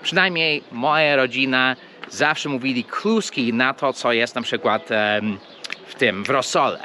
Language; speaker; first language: Polish; early bilingual, heritage; English